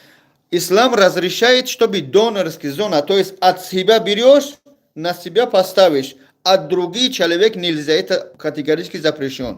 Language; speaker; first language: Russian; non-native, learner; Tajik